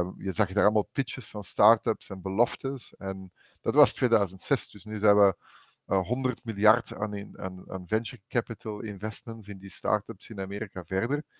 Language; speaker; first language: Dutch; native; Dutch